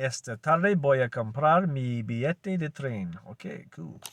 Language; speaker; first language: Spanish; non-native, learner; English